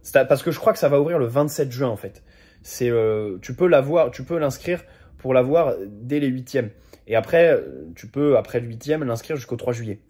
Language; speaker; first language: French; native; French